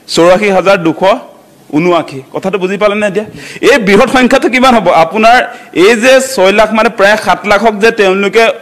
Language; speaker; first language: Assamese; non-native, local second language; Mising